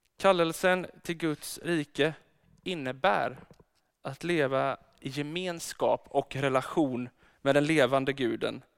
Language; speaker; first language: Swedish; native; Swedish